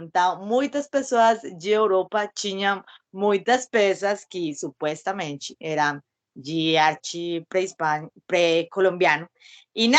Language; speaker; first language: Portuguese; non-native, learner; Spanish